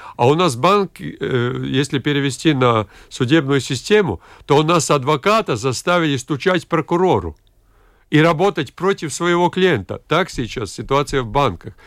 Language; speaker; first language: Russian; non-native, local second language; Latvian